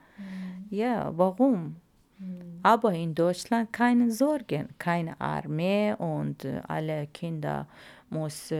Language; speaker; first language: German; non-native, learner; Arabic